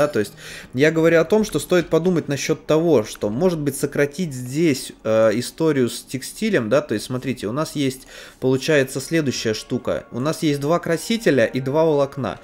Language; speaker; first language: Russian; native; Russian